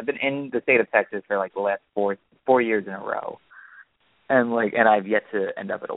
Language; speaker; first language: English; native; English